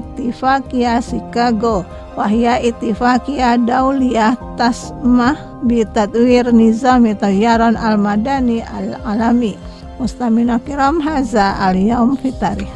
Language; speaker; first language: Arabic; non-native, fluent; Indonesian